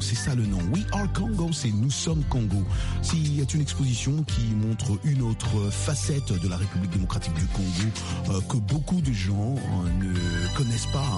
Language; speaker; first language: French; non-native, local second language; Lingala